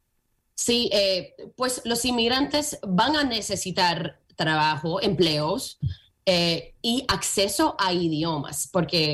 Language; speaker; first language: Spanish; early bilingual, heritage; Spanish